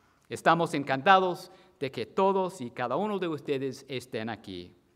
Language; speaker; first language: Spanish; non-native, fluent; English